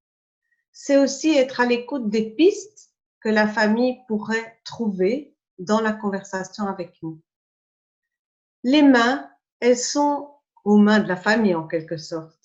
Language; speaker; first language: French; native; French